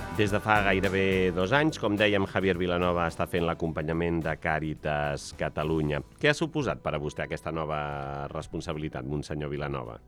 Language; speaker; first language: Catalan; native; Catalan